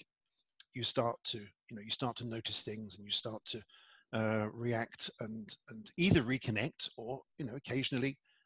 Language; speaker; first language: English; native; English